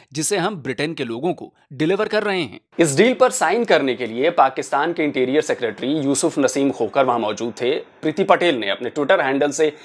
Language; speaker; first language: Hindi; native; Hindi